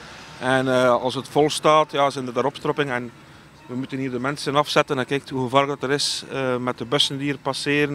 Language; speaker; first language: Dutch; native; Dutch